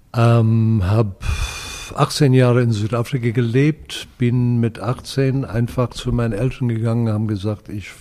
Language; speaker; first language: German; non-native, fluent; English